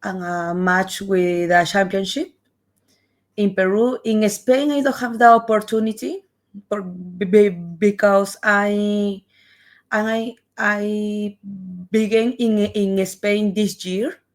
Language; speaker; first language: English; non-native, learner; Spanish